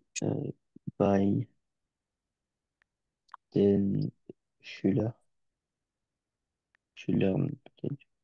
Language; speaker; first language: German; non-native, learner; French